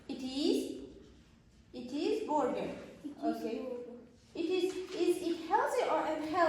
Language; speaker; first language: English; non-native, learner; Kazakh